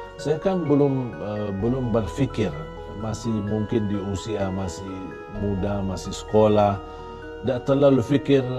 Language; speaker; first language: Indonesian; non-native, fluent; Arabic